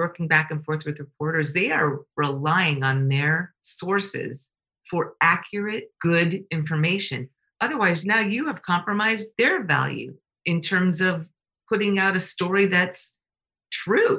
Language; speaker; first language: English; native; English